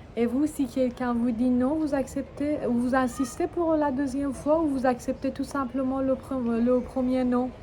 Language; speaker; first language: French; non-native, fluent; Persian